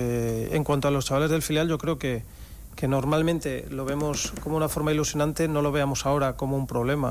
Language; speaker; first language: Spanish; native; Spanish